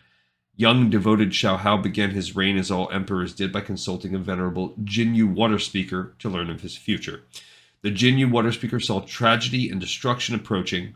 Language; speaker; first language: English; native; English